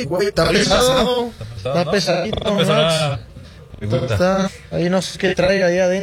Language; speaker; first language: Spanish; native; Spanish